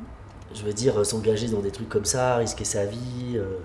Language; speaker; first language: French; native; French